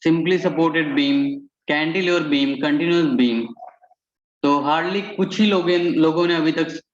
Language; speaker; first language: Hindi; non-native, local second language; Marathi